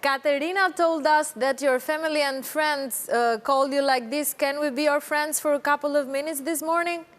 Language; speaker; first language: English; non-native, fluent; Albanian